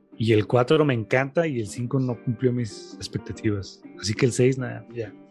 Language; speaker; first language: Spanish; native; Spanish